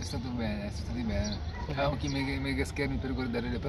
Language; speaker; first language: Italian; native; Italian